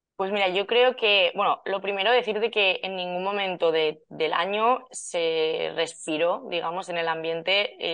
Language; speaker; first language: Spanish; native; Spanish